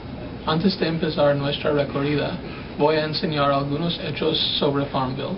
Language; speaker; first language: Spanish; non-native, learner; English